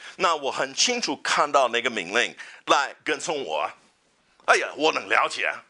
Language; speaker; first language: Chinese; non-native, fluent; English